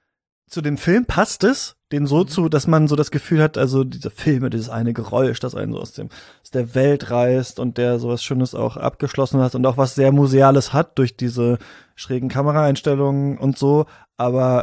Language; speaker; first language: German; native; German